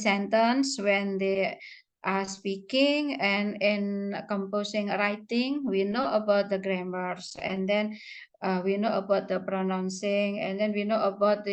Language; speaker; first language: English; non-native, fluent; Indonesian